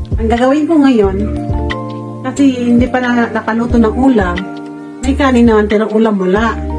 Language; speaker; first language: Filipino; non-native, local second language; Cebuano